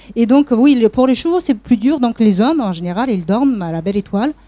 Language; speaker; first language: French; non-native, fluent; Mongolian